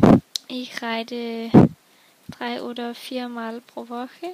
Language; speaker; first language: German; non-native, learner; Danish